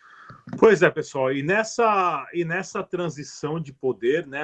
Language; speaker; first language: Portuguese; native; Portuguese